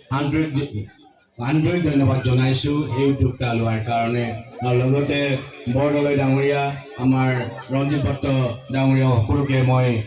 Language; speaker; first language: Assamese; non-native, local second language; Mising